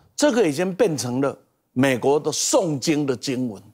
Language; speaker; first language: Chinese; native; Chinese